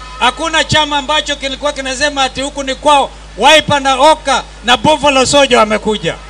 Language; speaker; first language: Swahili; non-native, local second language; Kamba